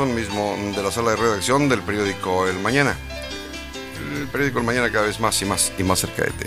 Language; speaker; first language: Spanish; native; Spanish